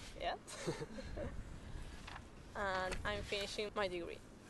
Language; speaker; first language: English; non-native, learner; Spanish